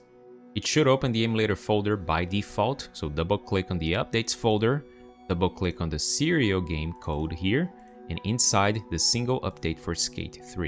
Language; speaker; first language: English; non-native, fluent; Portuguese